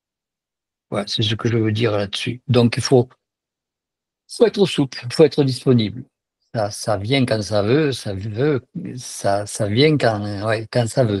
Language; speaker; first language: French; native; French